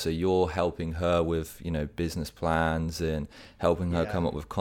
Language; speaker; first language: English; native; English